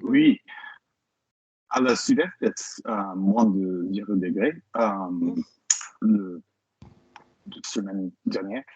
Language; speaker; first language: French; non-native, learner; English